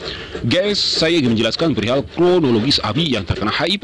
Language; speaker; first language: Indonesian; native; Indonesian